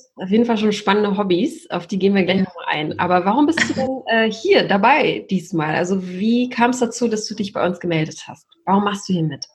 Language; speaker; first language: German; native; German